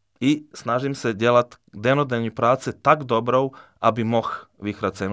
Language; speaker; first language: Czech; non-native, fluent; Serbian